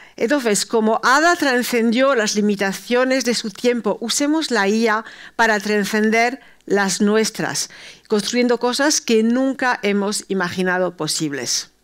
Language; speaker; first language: Spanish; early bilingual, heritage; Spanish